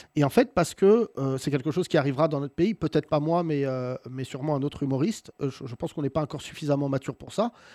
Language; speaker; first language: French; native; French